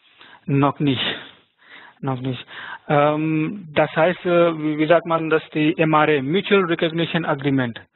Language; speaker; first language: German; non-native, fluent; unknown